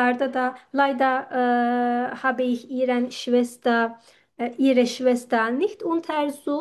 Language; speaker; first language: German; non-native, learner; Turkish